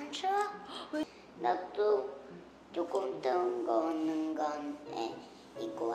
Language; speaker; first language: Korean; early bilingual, other home language; Russian